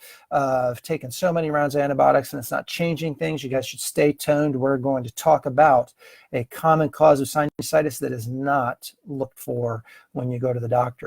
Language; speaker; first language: English; native; English